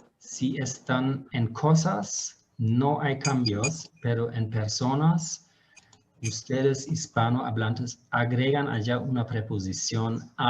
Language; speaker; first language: Spanish; non-native, fluent; German